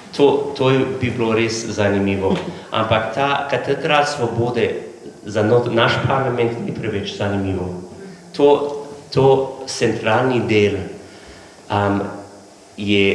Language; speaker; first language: Slovenian; non-native, learner; English